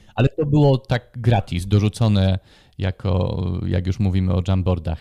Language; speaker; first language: Polish; native; Polish